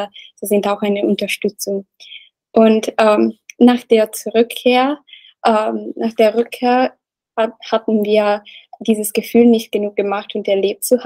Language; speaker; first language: German; non-native, learner; Italian